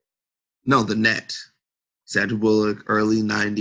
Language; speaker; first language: English; native; English